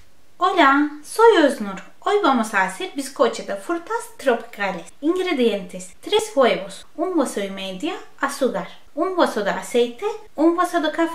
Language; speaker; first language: Spanish; non-native, learner; Turkish